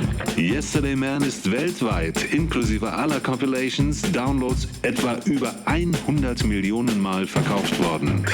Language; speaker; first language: German; native; German